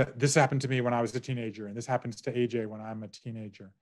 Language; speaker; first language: English; native; English